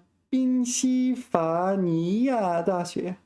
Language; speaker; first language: Chinese; non-native, fluent; English